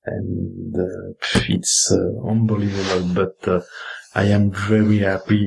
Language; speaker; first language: English; non-native, learner; French